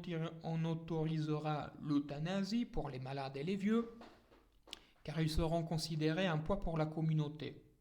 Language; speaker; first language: French; native; French